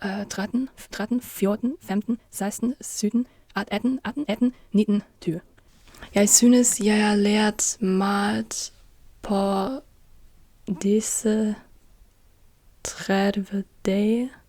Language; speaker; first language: Danish; non-native, learner; German